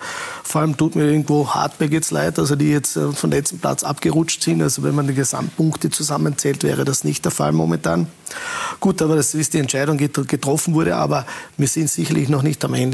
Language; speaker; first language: German; native; German